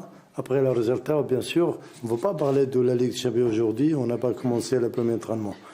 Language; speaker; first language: French; non-native, learner; Arabic